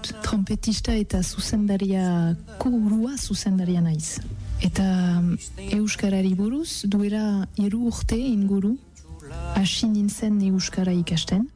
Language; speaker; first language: Basque; non-native, learner; French